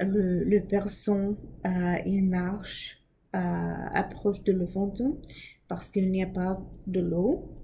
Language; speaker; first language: French; non-native, learner; English